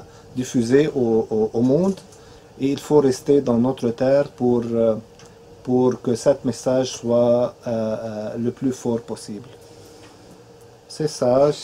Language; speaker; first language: French; non-native, fluent; Arabic